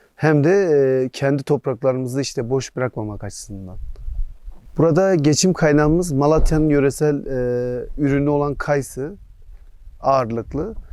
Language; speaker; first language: Turkish; native; Turkish